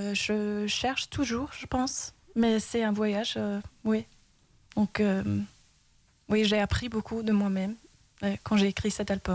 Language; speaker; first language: French; early bilingual, heritage; Danish